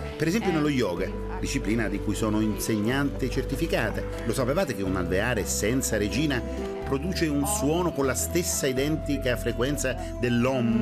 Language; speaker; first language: Italian; native; Italian